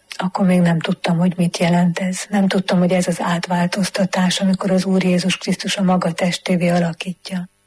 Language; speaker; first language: Hungarian; native; Hungarian